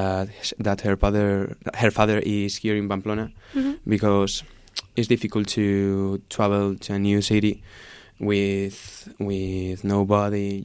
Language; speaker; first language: English; non-native, learner; Spanish